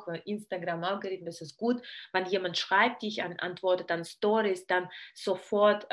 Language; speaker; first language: German; non-native, learner; Russian